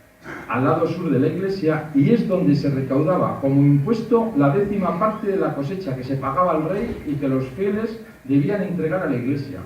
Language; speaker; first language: Spanish; native; Spanish